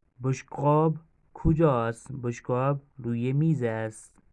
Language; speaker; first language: Persian; non-native, fluent; Urdu